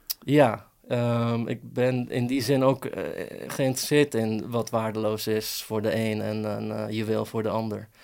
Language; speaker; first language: Dutch; early bilingual, other home language; Persian